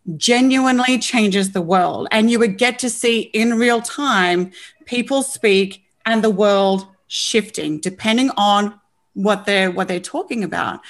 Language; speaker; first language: English; native; English